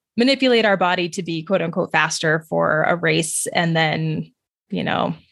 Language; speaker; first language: English; native; English